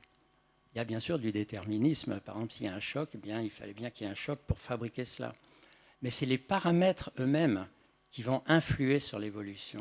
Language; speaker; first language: French; native; French